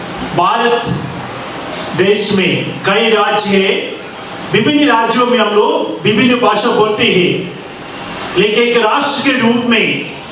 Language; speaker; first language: Hindi; non-native, local second language; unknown